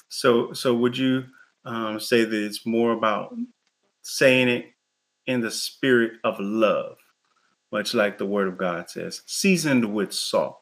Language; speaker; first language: English; native; English